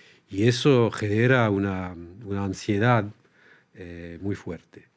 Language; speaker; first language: Spanish; non-native, fluent; French